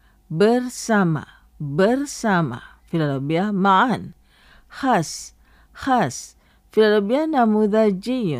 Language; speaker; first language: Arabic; non-native, fluent; Indonesian